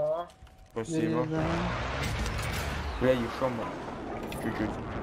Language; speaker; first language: Russian; non-native, local second language; Latvian